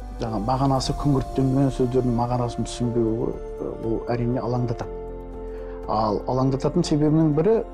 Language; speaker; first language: Kazakh; non-native, local second language; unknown